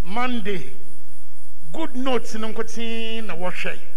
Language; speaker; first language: English; non-native, local second language; Akan